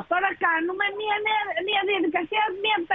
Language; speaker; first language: Greek; native; Greek